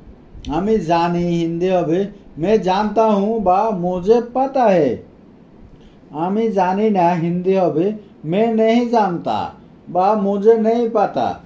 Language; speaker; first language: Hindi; non-native, fluent; Bangla